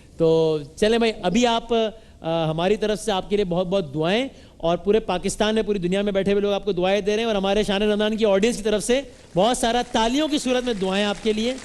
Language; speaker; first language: Urdu; native; Urdu